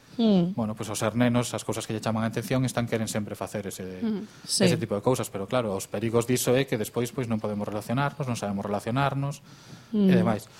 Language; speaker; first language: Galician; native; Galician